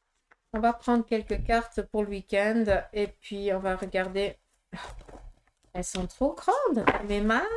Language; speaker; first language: French; native; French